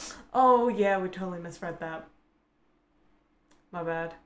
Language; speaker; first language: English; native; English